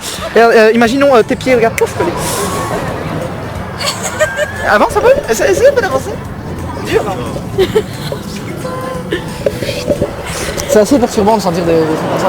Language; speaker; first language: French; native; French